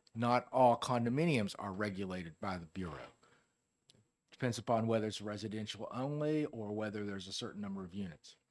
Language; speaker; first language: English; native; English